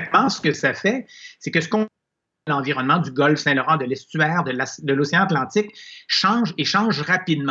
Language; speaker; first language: French; native; French